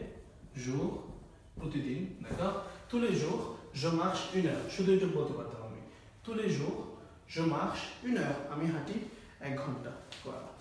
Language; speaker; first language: French; non-native, fluent; Bangla